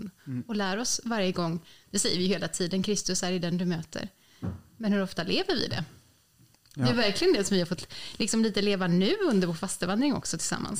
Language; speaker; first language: Swedish; native; Swedish